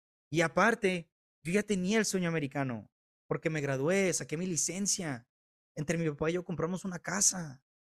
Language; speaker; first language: Spanish; early bilingual, heritage; Spanish